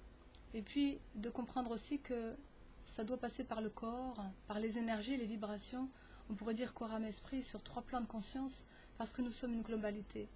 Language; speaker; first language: French; native; French